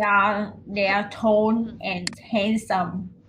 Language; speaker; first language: English; non-native, learner; Vietnamese